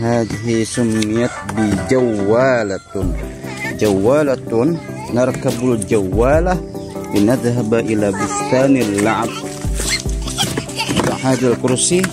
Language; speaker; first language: Arabic; non-native, fluent; Indonesian